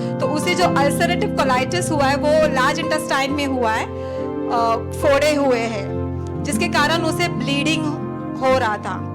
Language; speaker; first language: Hindi; non-native, local second language; Marathi